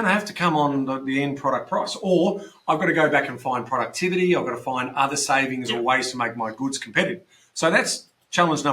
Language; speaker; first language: English; native; English